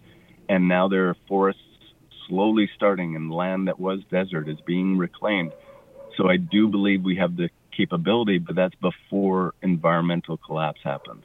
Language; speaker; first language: English; native; English